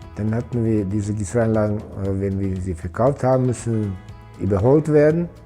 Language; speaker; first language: German; non-native, fluent; Serbian